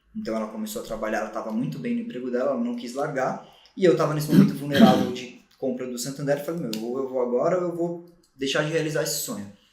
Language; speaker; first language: Portuguese; native; Portuguese